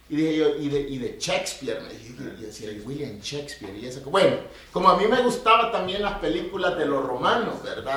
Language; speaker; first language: Spanish; native; Spanish